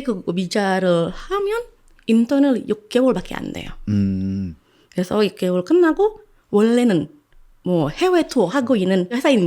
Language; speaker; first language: Korean; non-native, fluent; Indonesian